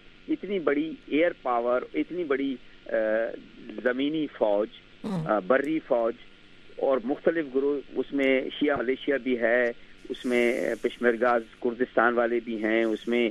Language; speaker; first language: Urdu; native; Urdu